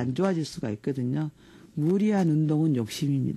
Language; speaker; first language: Korean; native; Korean